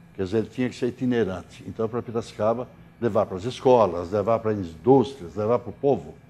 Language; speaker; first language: Portuguese; native; Portuguese